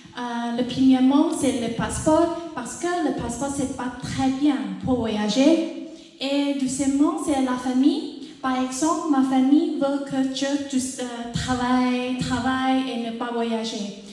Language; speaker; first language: French; non-native, learner; Thai